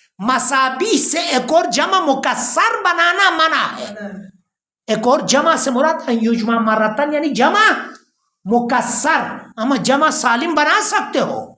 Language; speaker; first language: Urdu; non-native, local second language; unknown